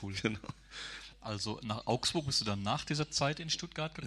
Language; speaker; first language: German; native; German